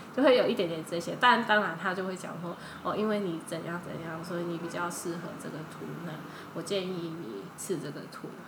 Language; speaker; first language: Chinese; early bilingual, heritage; Chinese